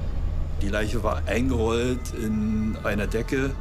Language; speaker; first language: German; native; German